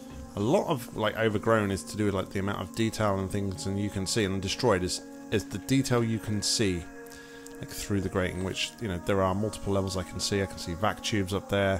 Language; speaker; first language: English; native; English